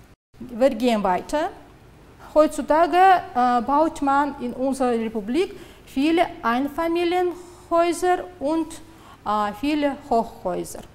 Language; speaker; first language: German; non-native, fluent; Uzbek